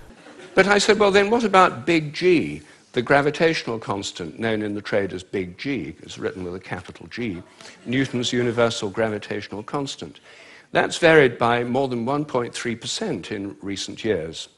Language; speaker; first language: English; native; English